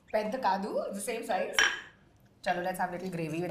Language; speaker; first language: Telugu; non-native, local second language; Hindi